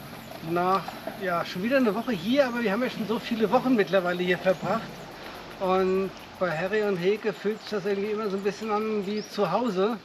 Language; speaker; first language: German; native; German